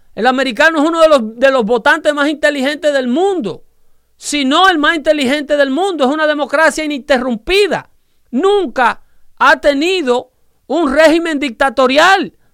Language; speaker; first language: Spanish; native; Spanish